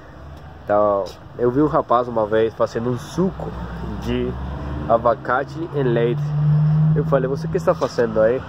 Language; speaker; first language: Portuguese; non-native, learner; Spanish